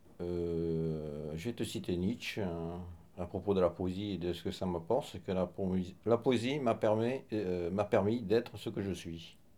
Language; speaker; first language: French; native; French